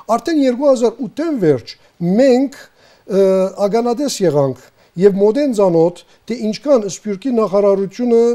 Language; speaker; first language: Armenian; early bilingual, heritage; Armenian